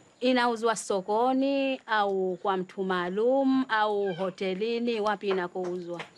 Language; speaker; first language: Swahili; native; Swahili